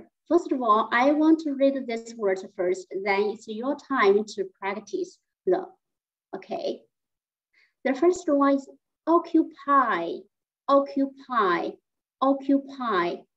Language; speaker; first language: English; non-native, fluent; Chinese